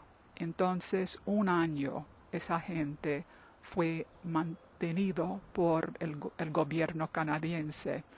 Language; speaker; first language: Spanish; non-native, fluent; English